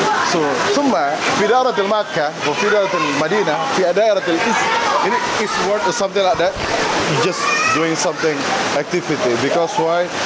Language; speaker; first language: English; non-native, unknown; Indonesian